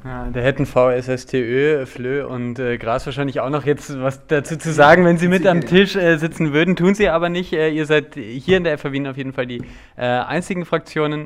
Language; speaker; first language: German; native; German